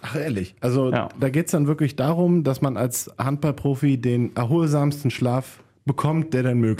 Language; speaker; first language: German; native; German